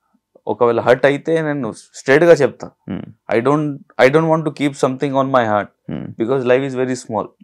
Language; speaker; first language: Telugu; non-native, local second language; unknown